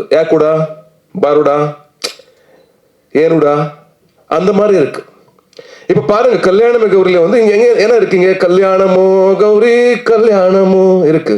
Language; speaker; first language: Tamil; non-native, learner; Kannada